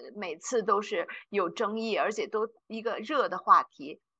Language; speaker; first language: Chinese; native; Chinese